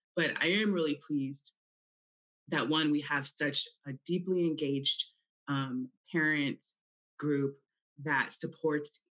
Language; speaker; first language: English; native; English